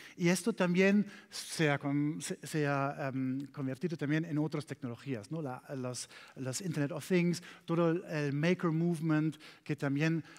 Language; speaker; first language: Spanish; non-native, learner; German